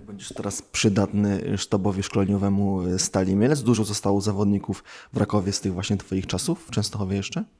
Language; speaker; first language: Polish; native; Polish